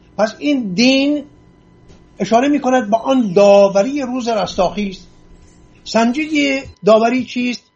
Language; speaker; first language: Persian; non-native, local second language; Assyrian Neo-Aramaic